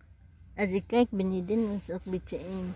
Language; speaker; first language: Dutch; non-native, learner; Filipino